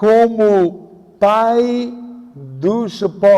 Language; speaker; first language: Portuguese; non-native, fluent; Italian